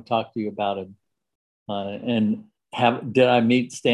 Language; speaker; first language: English; native; English